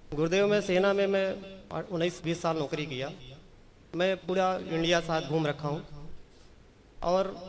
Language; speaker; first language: Hindi; native; Hindi